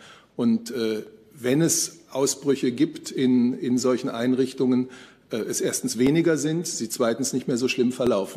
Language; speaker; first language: German; native; German